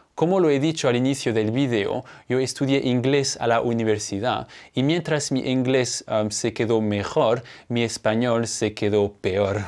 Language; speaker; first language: Spanish; non-native, fluent; French